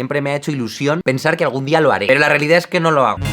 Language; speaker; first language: Spanish; native; Spanish